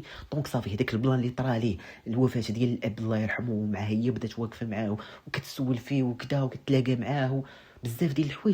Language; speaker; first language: Arabic; native; Arabic